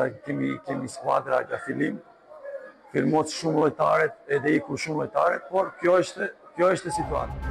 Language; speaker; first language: Albanian; non-native, learner; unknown